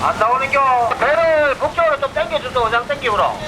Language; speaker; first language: Korean; native; Korean